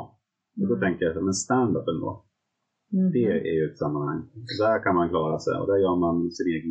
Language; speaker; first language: Swedish; native; Swedish